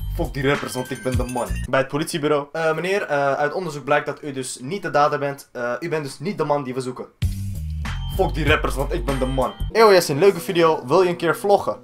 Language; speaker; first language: Dutch; early bilingual, other home language; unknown